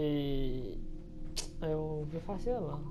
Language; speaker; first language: Chinese; native; Chinese